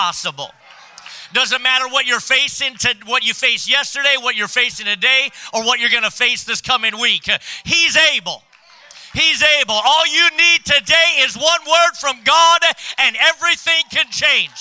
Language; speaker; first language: English; native; English